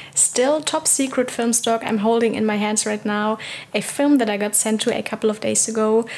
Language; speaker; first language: English; non-native, fluent; German